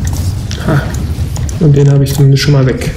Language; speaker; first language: German; native; German